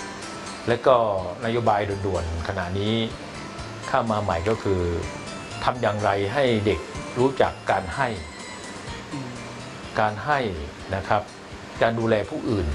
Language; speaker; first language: Thai; native; Thai